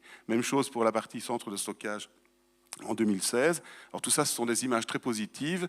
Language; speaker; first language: French; native; French